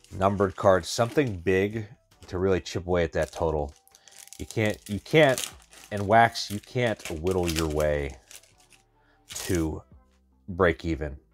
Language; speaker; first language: English; native; English